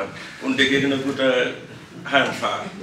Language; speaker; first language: German; non-native, fluent; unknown